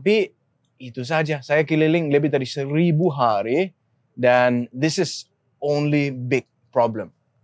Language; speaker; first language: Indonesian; non-native, learner; Danish